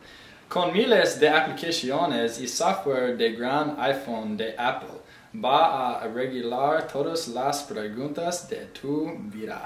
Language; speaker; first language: Spanish; non-native, learner; English